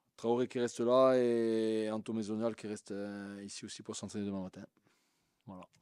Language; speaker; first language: French; native; French